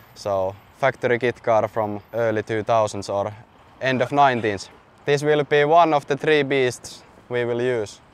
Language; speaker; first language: English; non-native, fluent; Finnish